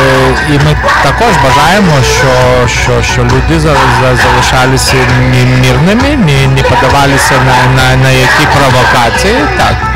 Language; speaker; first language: Ukrainian; non-native, fluent; Lithuanian